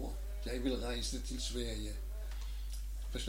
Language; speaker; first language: Norwegian; non-native, learner; German